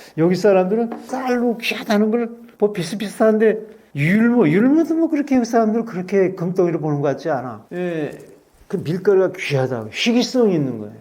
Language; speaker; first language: Korean; native; Korean